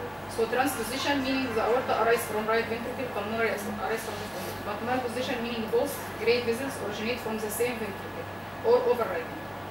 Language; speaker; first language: English; non-native, fluent; Arabic